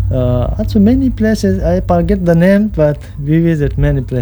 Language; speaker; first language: English; non-native, local second language; Pashto